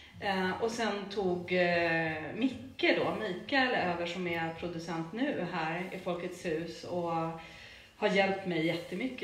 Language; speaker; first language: Swedish; native; Swedish